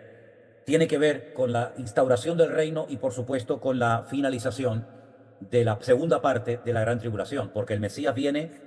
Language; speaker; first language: Spanish; native; Spanish